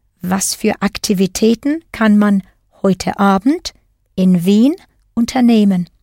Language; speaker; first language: German; non-native, fluent; English